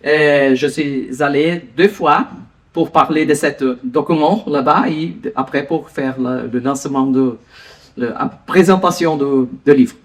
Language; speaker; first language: French; non-native, learner; Portuguese